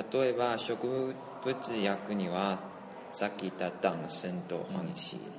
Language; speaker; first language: Japanese; non-native, learner; Chinese